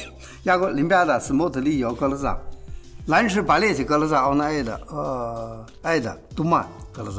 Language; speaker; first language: Russian; non-native, learner; Chinese